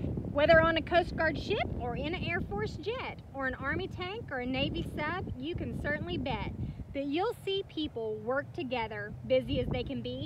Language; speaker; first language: English; native; English